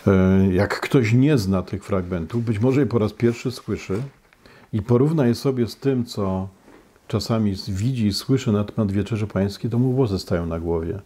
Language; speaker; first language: Polish; native; Polish